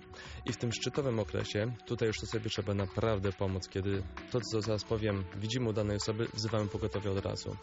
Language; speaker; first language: Polish; native; Polish